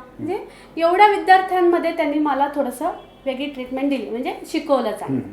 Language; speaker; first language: Marathi; native; Marathi